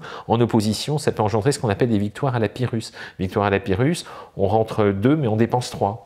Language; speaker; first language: French; native; French